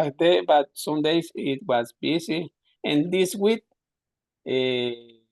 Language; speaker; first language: English; non-native, learner; Spanish